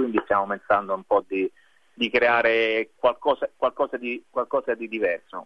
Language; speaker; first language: Italian; native; Italian